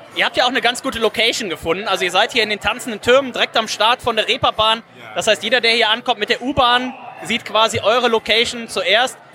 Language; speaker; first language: German; native; German